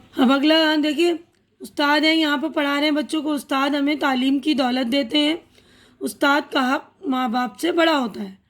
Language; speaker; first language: Urdu; native; Urdu